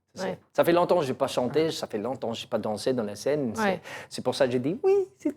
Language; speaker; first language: French; non-native, learner; English